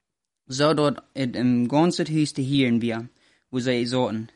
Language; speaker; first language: German; non-native, learner; Plautdietsch